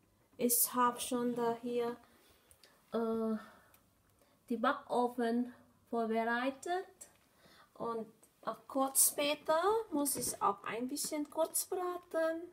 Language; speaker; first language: German; non-native, learner; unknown